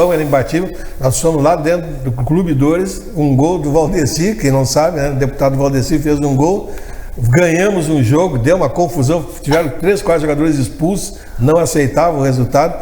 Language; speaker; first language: Portuguese; native; Portuguese